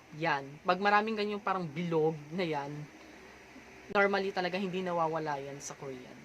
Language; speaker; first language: Filipino; native; Filipino